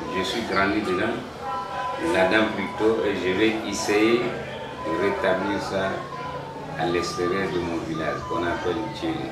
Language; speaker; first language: French; non-native, local second language; Bambara